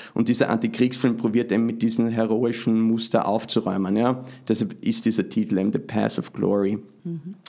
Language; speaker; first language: German; native; German